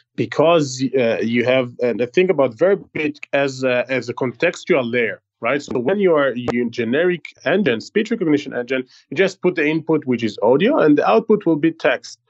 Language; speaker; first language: English; non-native, fluent; Hebrew